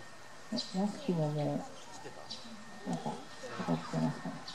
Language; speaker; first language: Japanese; native; Japanese